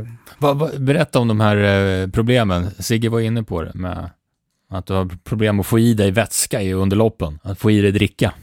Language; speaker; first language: Swedish; native; Swedish